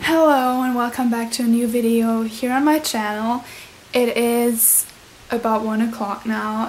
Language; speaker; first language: English; non-native, fluent; German